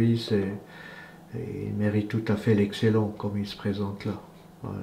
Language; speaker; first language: French; native; French